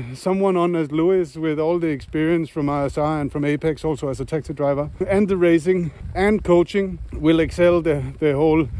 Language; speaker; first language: English; non-native, fluent; Danish